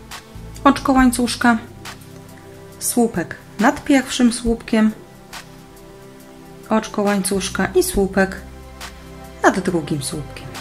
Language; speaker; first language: Polish; native; Polish